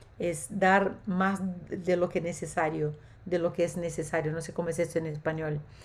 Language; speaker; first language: Spanish; non-native, fluent; Portuguese